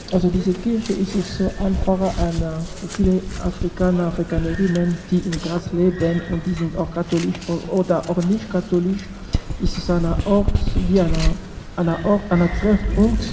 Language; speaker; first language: German; non-native, learner; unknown